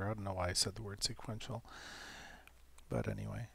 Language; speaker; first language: English; native; English